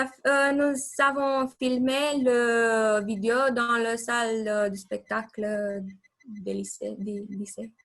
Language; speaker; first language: French; non-native, learner; Romanian